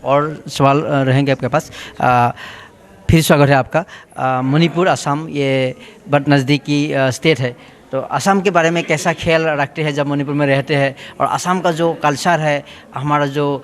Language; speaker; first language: Hindi; non-native, local second language; Assamese